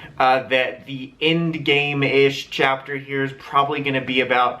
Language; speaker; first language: English; native; English